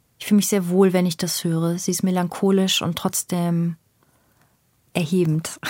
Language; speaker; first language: German; early bilingual, other home language; Persian